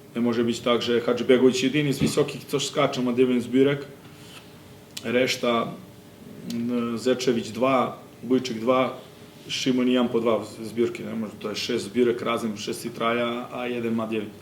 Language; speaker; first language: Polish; non-native, fluent; Serbian